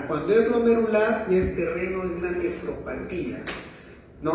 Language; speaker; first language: Spanish; native; Spanish